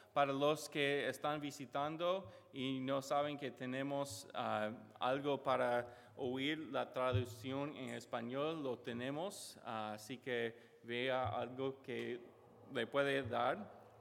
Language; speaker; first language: Spanish; non-native, fluent; English